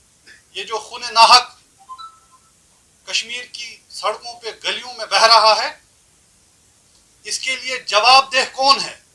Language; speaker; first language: Hindi; non-native, local second language; Kashmiri